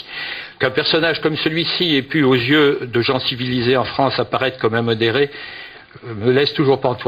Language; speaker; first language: French; native; French